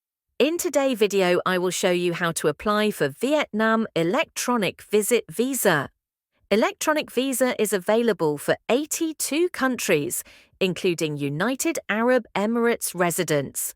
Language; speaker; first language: English; non-native, fluent; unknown